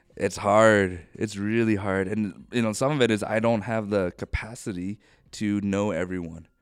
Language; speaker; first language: English; native; English